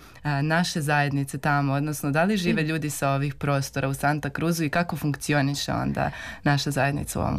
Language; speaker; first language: Serbian; native; Serbian